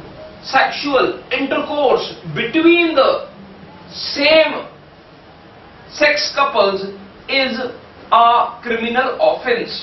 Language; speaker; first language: English; non-native, local second language; Hindi